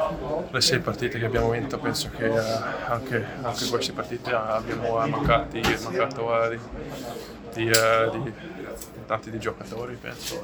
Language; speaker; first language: Italian; non-native, learner; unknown